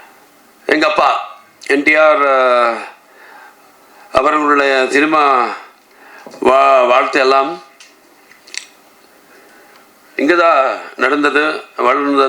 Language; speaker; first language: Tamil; non-native, learner; Telugu